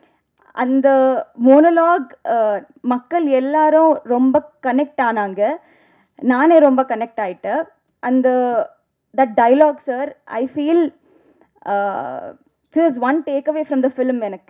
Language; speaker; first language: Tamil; non-native, learner; Telugu